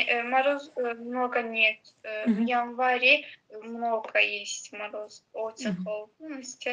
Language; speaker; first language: Russian; non-native, learner; Azerbaijani